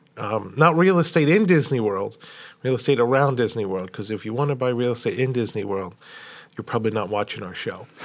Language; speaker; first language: English; native; English